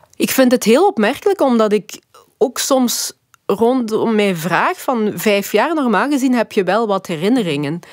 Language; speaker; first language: Dutch; early bilingual, other home language; Lingala